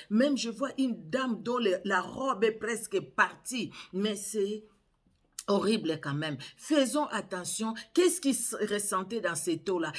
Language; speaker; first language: French; non-native, local second language; Lingala